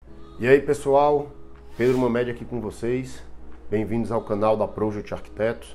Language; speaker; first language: Portuguese; native; Portuguese